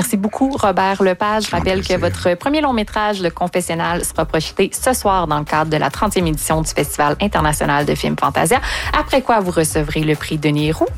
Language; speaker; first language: French; native; French